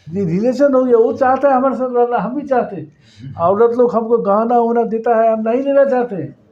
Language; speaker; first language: Hindi; non-native, local second language; Bangla